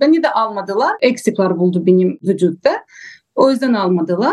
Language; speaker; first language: Turkish; non-native, learner; Russian